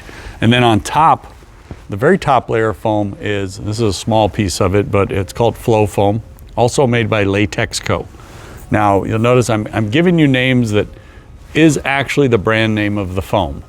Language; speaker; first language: English; native; English